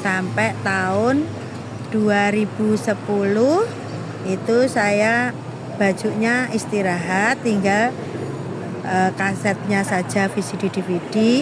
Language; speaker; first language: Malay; non-native, local second language; Javanese